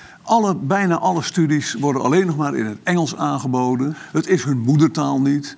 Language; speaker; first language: Dutch; native; Dutch